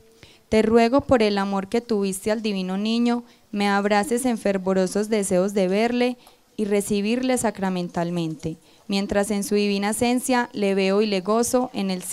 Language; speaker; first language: Spanish; native; Spanish